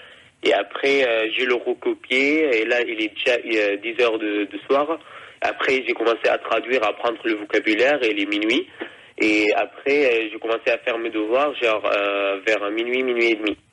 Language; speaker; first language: French; non-native, fluent; Arabic